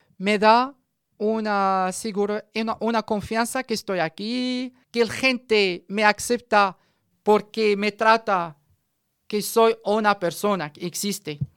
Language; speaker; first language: Spanish; non-native, learner; Arabic